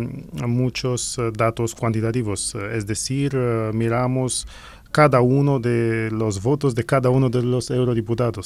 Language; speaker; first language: Spanish; non-native, fluent; Romanian